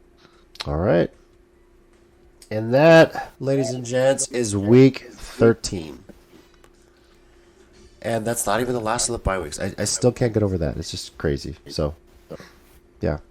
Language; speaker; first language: English; native; English